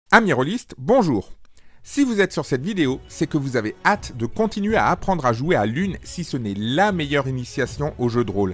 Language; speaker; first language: French; native; French